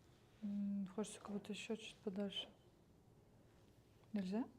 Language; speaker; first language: Russian; non-native, fluent; Estonian